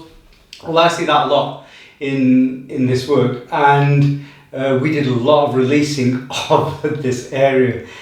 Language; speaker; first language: English; native; English